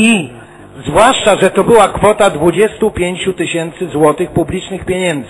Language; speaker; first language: Polish; native; Polish